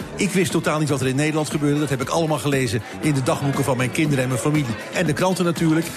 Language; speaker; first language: Dutch; native; Dutch